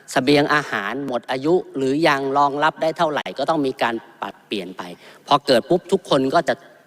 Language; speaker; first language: Thai; native; Thai